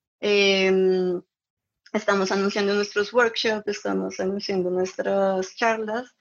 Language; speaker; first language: Spanish; native; Spanish